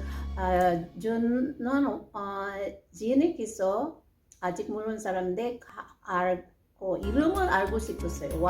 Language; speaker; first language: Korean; non-native, learner; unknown